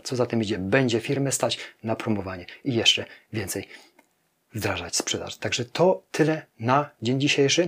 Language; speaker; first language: Polish; native; Polish